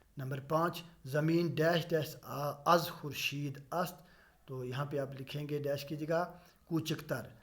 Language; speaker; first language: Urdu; non-native, local second language; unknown